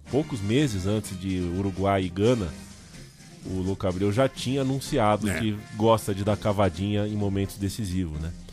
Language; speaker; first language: Portuguese; native; Portuguese